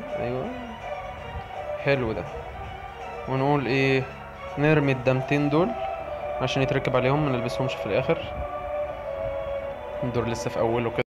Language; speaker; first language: Arabic; native; Arabic